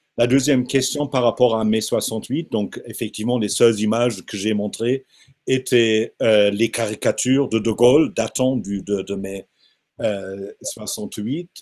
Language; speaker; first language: French; non-native, fluent; German